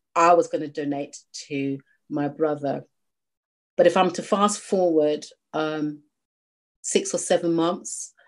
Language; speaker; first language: English; native; English